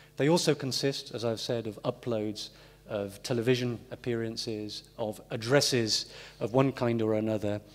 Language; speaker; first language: English; native; English